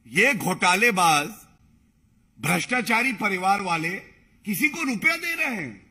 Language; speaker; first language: Hindi; native; Hindi